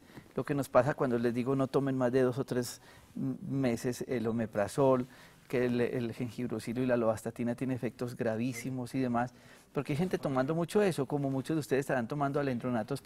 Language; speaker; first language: Spanish; native; Spanish